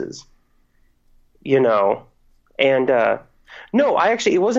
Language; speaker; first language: English; native; English